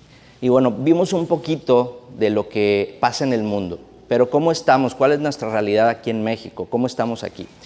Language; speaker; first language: Spanish; native; Spanish